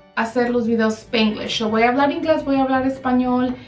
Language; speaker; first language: Spanish; early bilingual, heritage; Spanish